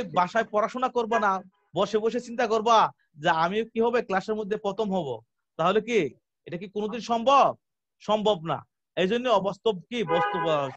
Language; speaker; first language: Bangla; native; Bangla